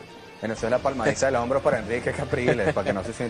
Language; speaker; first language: Spanish; native; Spanish